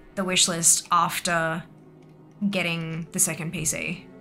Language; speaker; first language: English; native; English